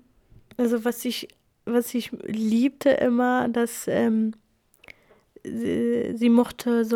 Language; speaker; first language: German; early bilingual, other home language; Kurdish